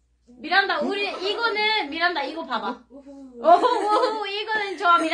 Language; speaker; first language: Korean; non-native, learner; Swedish